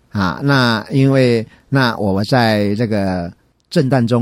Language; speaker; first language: Chinese; native; Chinese